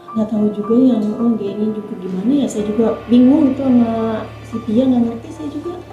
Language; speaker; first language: Indonesian; non-native, local second language; Sundanese